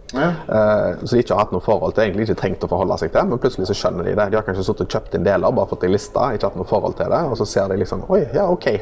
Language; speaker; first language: Norwegian; native; Norwegian